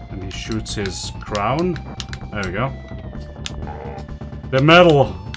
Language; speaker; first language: English; non-native, fluent; Swiss German